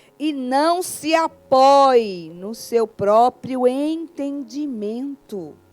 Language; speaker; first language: Portuguese; native; Portuguese